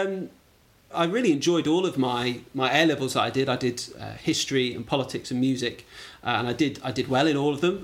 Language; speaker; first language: English; native; English